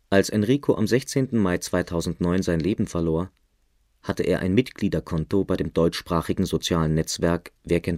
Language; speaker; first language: German; native; German